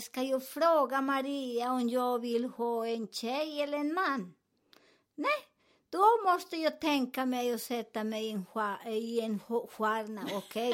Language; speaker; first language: Swedish; non-native, fluent; Spanish